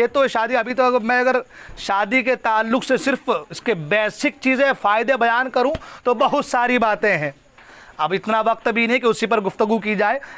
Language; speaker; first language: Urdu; non-native, local second language; Assamese